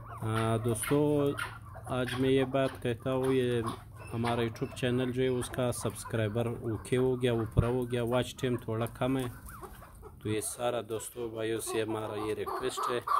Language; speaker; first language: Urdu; non-native, local second language; Pashto